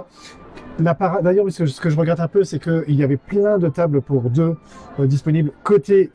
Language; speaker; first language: French; native; French